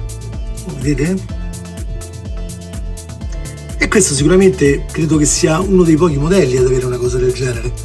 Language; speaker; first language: Italian; native; Italian